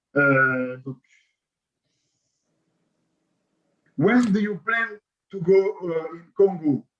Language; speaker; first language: English; non-native, learner; French